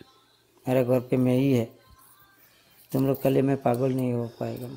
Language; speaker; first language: Hindi; non-native, learner; Bangla